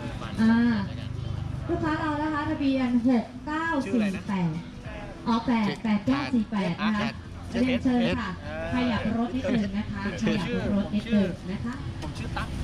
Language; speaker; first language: Thai; native; Thai